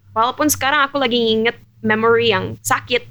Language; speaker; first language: Indonesian; early bilingual, other home language; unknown